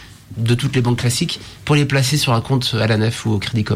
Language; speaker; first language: French; native; French